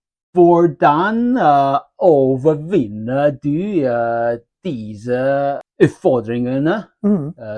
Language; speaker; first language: Norwegian; non-native, learner; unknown